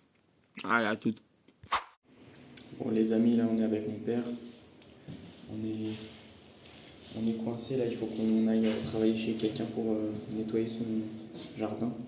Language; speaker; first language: French; native; French